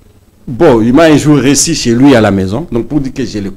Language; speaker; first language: French; non-native, local second language; Swahili